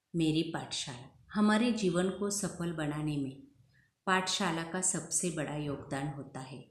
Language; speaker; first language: Hindi; non-native, local second language; Marathi